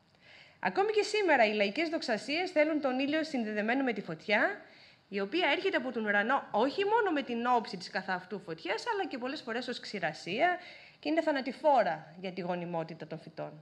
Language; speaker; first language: Greek; native; Greek